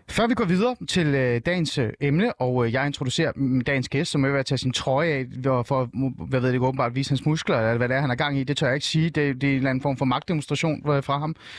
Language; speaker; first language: Danish; early bilingual, other home language; Persian